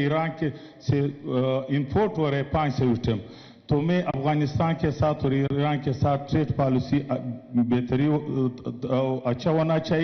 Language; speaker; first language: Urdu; non-native, local second language; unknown